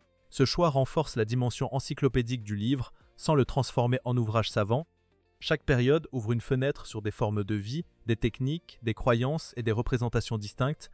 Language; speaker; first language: French; native; French